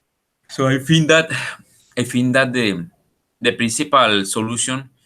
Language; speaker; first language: English; non-native, learner; Spanish